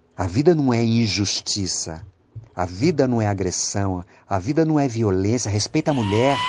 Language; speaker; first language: Portuguese; native; Portuguese